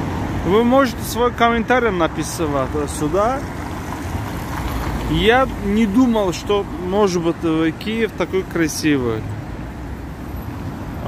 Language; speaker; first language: Russian; non-native, learner; Azerbaijani